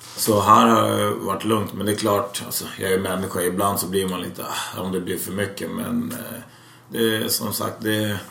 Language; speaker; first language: Swedish; early bilingual, other home language; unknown